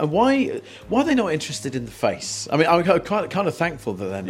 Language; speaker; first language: English; native; English